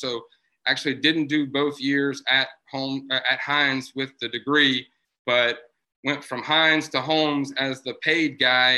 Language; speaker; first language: English; native; English